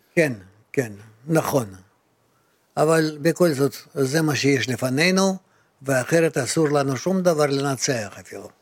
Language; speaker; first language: Hebrew; non-native, fluent; Russian